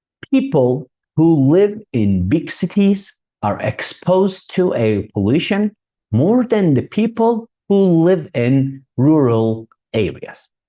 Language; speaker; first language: English; non-native, fluent; Turkish